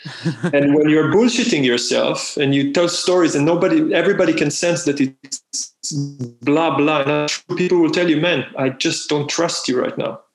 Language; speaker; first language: English; non-native, fluent; Hebrew